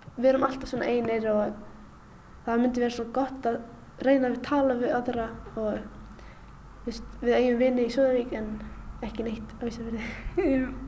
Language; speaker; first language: Icelandic; non-native, fluent; Arabic